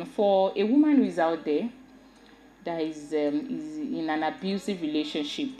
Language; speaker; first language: English; non-native, local second language; Yoruba